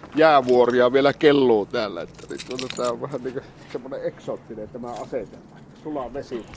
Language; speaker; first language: Finnish; native; Finnish